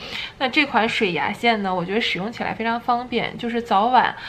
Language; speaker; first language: Chinese; native; Chinese